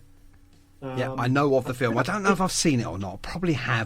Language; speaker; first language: English; native; English